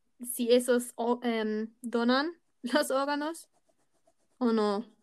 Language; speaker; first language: Spanish; non-native, learner; German